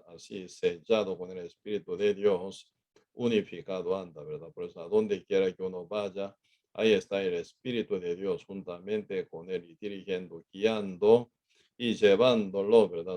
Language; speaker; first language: Spanish; non-native, fluent; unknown